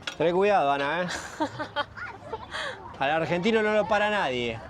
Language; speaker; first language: Spanish; native; Spanish